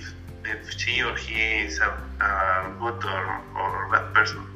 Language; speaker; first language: English; non-native, learner; Spanish